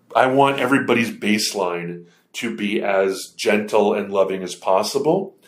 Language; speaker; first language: English; native; English